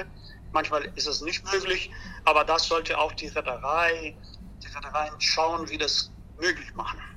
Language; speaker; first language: German; non-native, learner; Portuguese